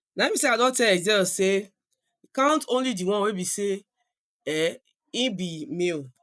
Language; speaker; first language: Nigerian Pidgin; non-native, local second language; Yoruba